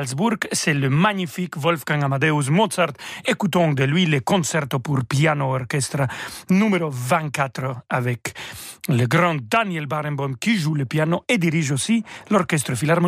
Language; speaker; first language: French; non-native, fluent; Spanish